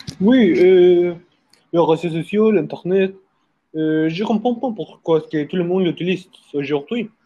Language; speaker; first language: French; non-native, learner; Spanish